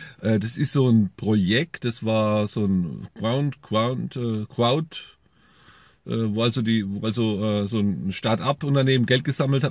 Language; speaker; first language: German; native; German